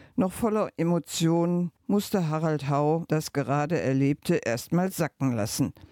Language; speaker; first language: German; native; German